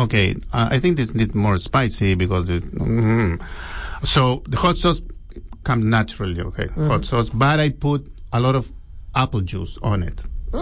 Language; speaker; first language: English; non-native, learner; Spanish